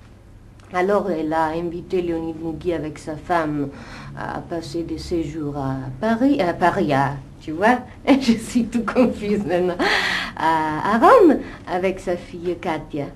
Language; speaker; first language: French; non-native, fluent; Italian